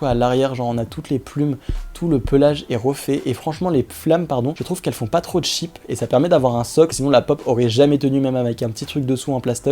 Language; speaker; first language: French; native; French